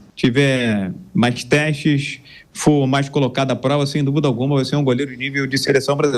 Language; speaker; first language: Portuguese; native; Portuguese